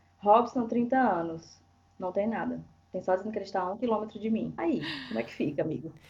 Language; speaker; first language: Portuguese; native; Portuguese